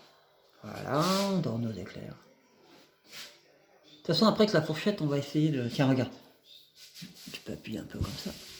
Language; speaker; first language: French; native; French